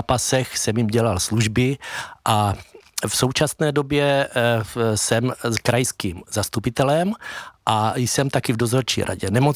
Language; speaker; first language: Czech; native; Czech